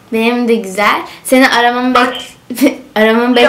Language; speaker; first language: Turkish; native; Turkish